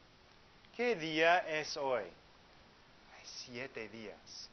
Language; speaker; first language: Spanish; non-native, fluent; English